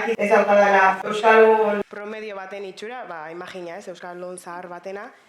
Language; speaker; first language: Basque; early bilingual, other home language; Spanish